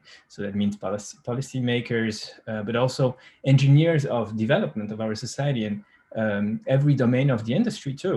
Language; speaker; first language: English; non-native, fluent; French